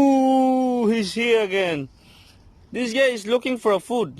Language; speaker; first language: English; non-native, local second language; Filipino